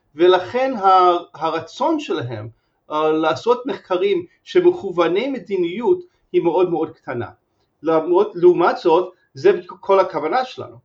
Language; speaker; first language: Hebrew; non-native, fluent; English